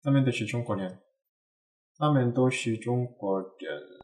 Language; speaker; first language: Chinese; non-native, learner; Korean